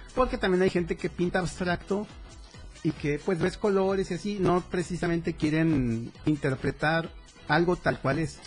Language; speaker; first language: Spanish; native; Spanish